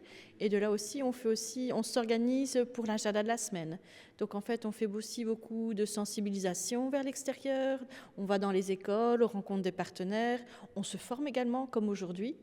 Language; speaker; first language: French; native; French